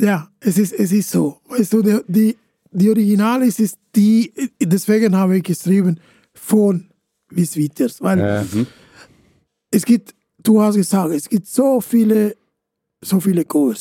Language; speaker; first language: German; non-native, fluent; Spanish